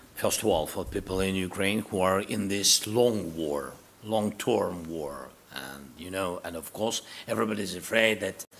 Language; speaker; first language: English; non-native, fluent; Russian